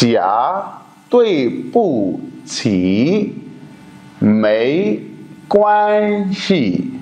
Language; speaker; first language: Chinese; non-native, learner; Urdu